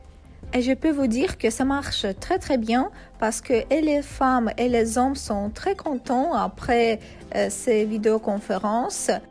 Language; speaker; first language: French; non-native, fluent; Russian